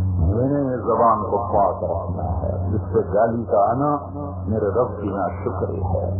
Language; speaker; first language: Urdu; non-native, local second language; Punjabi